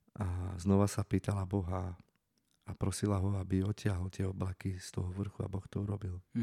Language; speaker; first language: Slovak; non-native, local second language; Romany